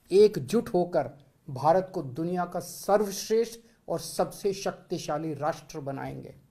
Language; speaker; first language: Hindi; native; Hindi